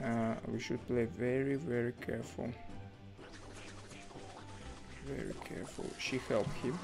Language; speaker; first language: English; non-native, learner; Russian